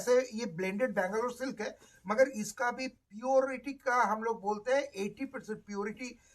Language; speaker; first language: Hindi; non-native, local second language; Bangla